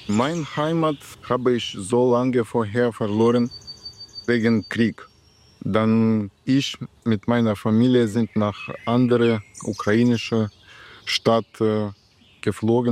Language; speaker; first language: German; non-native, learner; Russian